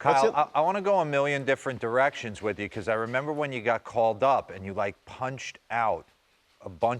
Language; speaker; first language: English; native; English